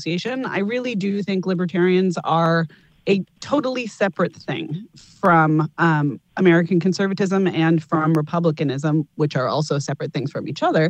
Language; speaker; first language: English; native; English